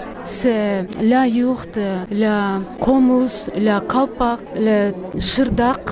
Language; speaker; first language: French; non-native, learner; Kyrgyz